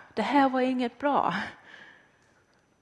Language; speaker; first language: Swedish; non-native, fluent; English